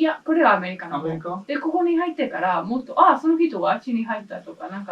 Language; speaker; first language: Japanese; non-native, learner; English